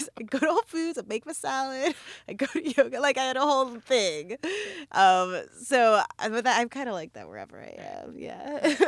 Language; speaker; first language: English; native; English